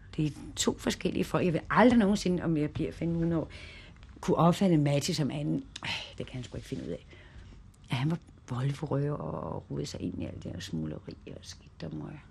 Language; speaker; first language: Danish; native; Danish